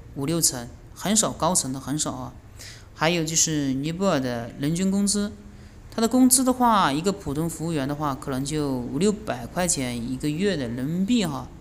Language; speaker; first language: Chinese; native; Chinese